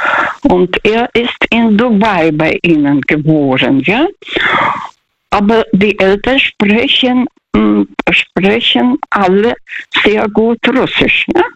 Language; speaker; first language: German; early bilingual, other home language; Russian